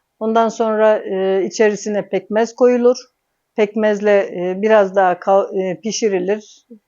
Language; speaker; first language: Turkish; native; Turkish